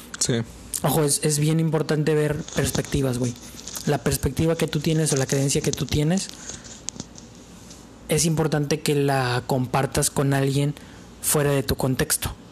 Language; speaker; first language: Spanish; native; Spanish